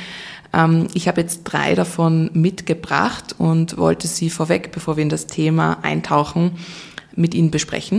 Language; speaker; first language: German; native; German